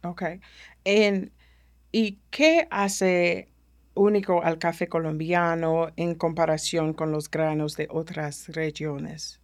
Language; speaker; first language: Spanish; early bilingual, heritage; Spanish